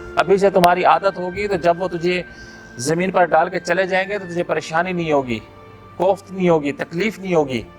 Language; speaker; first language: Urdu; non-native, local second language; Punjabi